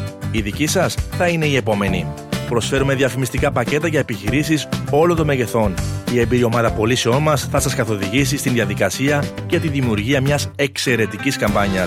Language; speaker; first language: Greek; native; Greek